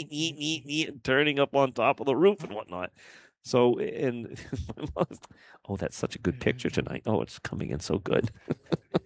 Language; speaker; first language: English; native; English